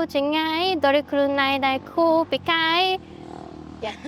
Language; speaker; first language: Khmer; non-native, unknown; Japanese